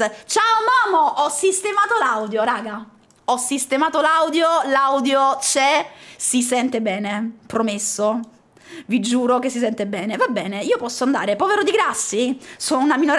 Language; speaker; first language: Italian; native; Italian